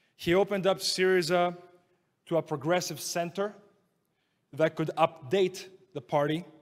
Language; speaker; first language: English; non-native, fluent; Greek